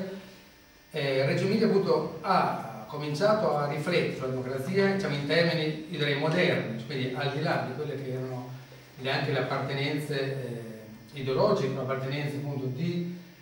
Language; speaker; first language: Italian; native; Italian